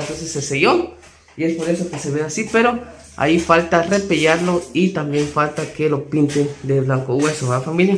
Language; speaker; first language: Spanish; native; Spanish